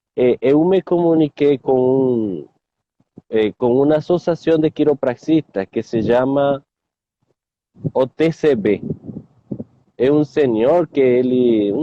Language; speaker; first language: Portuguese; non-native, learner; Spanish